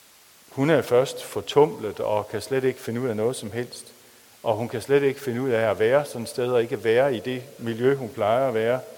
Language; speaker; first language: Danish; native; Danish